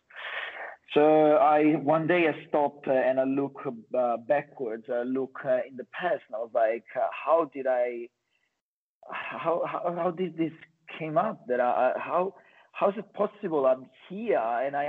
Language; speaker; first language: English; non-native, fluent; Italian